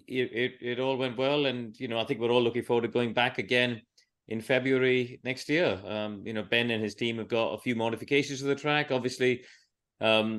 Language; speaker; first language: English; non-native, local second language; Tamil